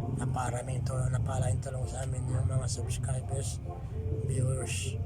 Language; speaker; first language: Filipino; non-native, local second language; Maranao